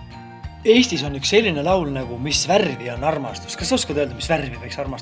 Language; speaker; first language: Estonian; native; Estonian